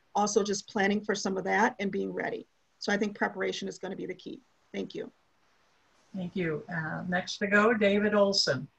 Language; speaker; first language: English; native; English